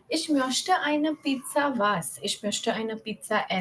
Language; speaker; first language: German; non-native, fluent; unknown